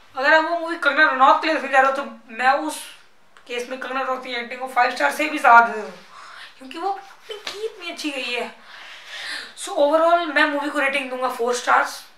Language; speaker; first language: Hindi; non-native, local second language; Punjabi